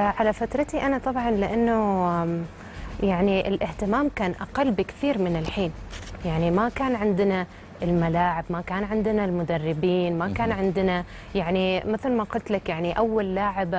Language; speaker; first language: Arabic; native; Arabic